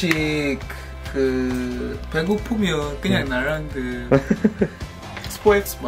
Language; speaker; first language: Korean; non-native, learner; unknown